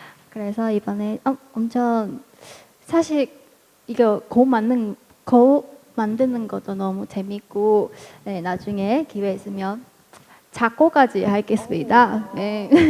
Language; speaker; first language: Korean; non-native, fluent; Chinese